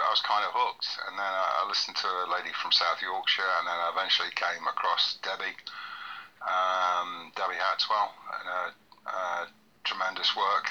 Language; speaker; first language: English; native; English